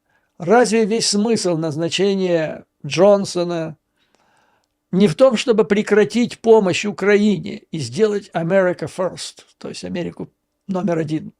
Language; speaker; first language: Russian; native; Russian